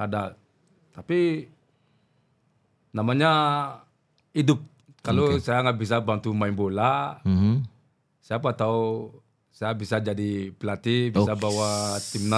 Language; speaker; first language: Indonesian; non-native, learner; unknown